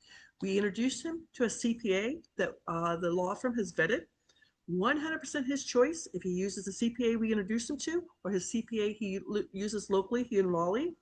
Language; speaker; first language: English; native; English